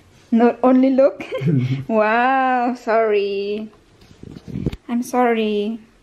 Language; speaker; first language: English; non-native, local second language; Filipino